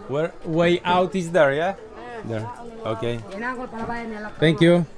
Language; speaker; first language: English; non-native, learner; Polish